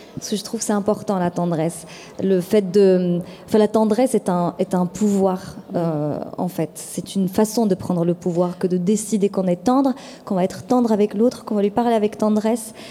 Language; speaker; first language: French; non-native, local second language; Arabic